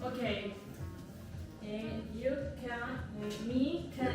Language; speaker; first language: English; non-native, learner; Spanish